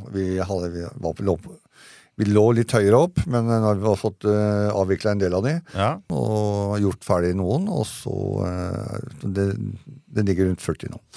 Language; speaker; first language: Norwegian; native; Norwegian